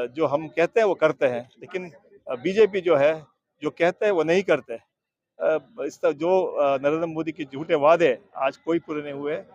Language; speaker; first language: Hindi; non-native, local second language; Kannada